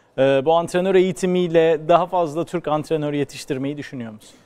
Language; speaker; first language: Turkish; native; Turkish